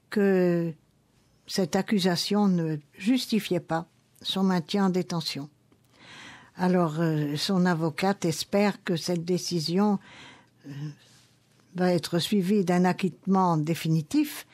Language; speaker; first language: French; native; French